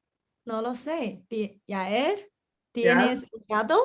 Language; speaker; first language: Spanish; non-native, learner; English